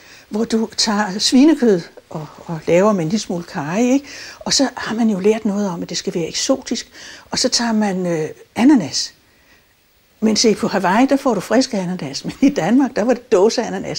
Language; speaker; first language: Danish; native; Danish